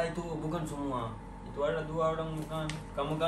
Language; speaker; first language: Indonesian; non-native, learner; Urdu